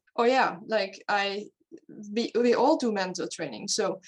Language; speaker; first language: English; non-native, fluent; Hungarian